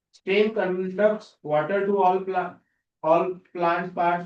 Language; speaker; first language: Hindi; non-native, local second language; Marathi